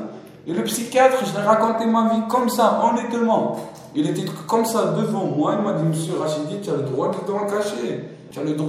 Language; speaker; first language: French; non-native, learner; Arabic